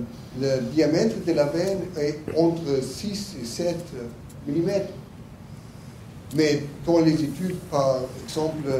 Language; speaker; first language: French; non-native, learner; German